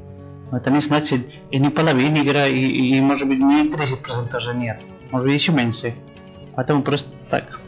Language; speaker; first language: Russian; non-native, learner; Spanish